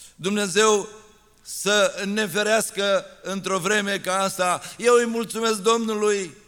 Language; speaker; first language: Romanian; native; Romanian